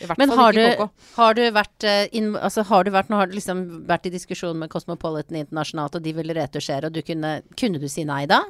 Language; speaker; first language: Norwegian; native; Norwegian